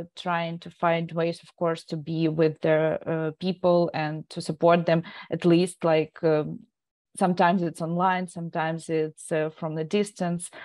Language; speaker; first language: English; non-native, fluent; Ukrainian